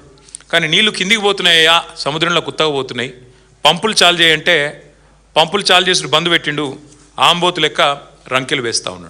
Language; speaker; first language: Telugu; native; Telugu